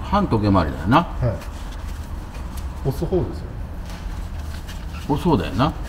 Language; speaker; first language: Japanese; native; Japanese